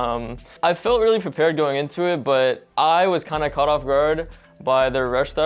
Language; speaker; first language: English; native; English